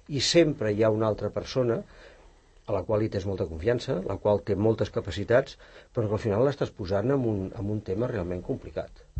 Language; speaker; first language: Catalan; native; Catalan